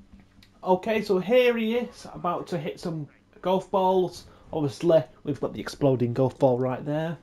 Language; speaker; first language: English; native; English